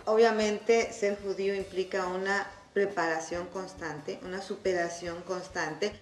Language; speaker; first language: Spanish; early bilingual, heritage; Spanish